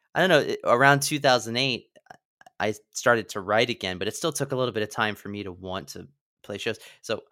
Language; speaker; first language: English; native; English